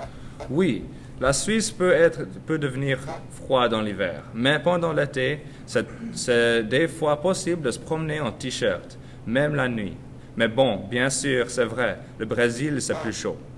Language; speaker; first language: French; non-native, learner; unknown